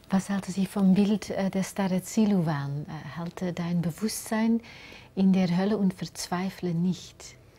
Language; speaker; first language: German; non-native, fluent; Dutch